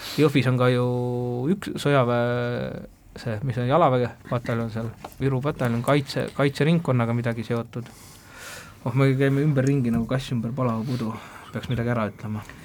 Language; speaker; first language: Estonian; native; Estonian